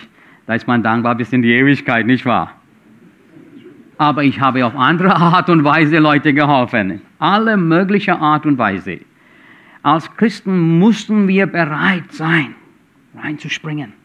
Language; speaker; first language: German; non-native, fluent; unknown